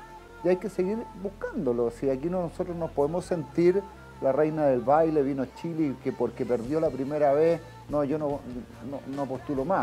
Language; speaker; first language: Spanish; native; Spanish